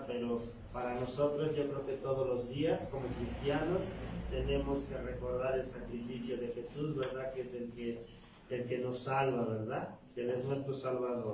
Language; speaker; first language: Spanish; native; Spanish